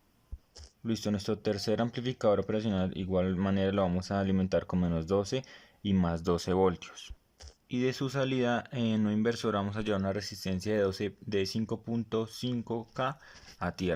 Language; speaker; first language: Spanish; native; Spanish